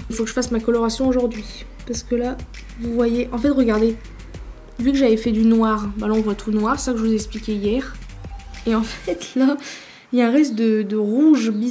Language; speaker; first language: French; native; French